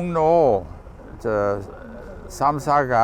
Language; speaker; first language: Korean; non-native, fluent; English